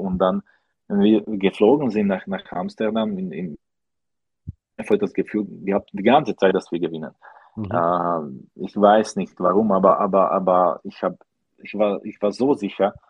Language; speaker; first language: German; non-native, learner; Slovak